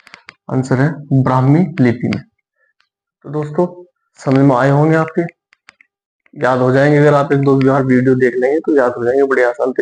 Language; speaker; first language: Hindi; native; Hindi